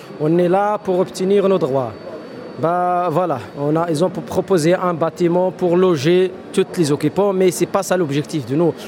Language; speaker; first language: French; non-native, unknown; Arabic